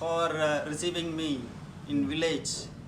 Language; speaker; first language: English; non-native, local second language; Malayalam